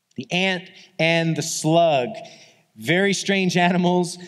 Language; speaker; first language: English; native; English